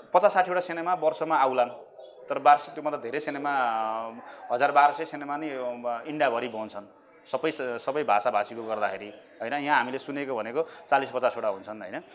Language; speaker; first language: Nepali; native; Nepali